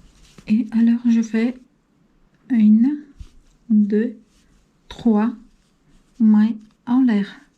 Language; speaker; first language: French; non-native, fluent; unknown